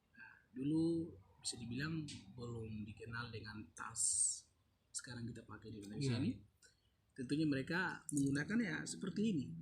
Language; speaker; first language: Indonesian; non-native, local second language; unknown